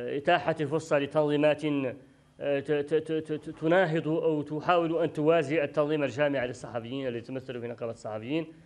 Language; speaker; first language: Arabic; native; Arabic